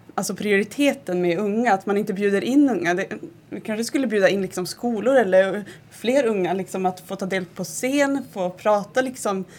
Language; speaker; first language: Swedish; native; Swedish